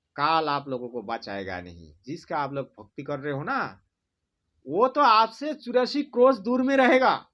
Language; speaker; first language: Hindi; non-native, local second language; Bangla